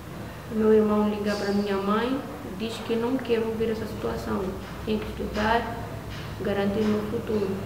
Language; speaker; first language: Portuguese; non-native, local second language; Makhuwa